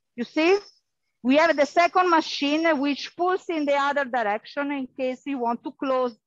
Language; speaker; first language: English; non-native, fluent; Italian